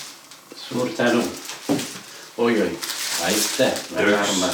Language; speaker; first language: Estonian; non-native, fluent; Swedish